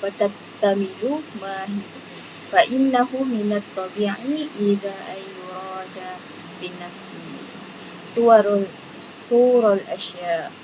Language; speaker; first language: Arabic; non-native, learner; Malay